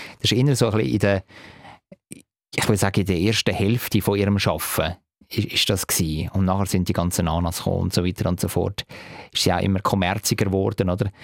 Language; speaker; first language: German; native; German